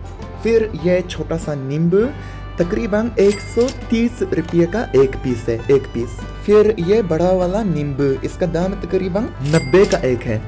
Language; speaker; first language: Hindi; non-native, fluent; Japanese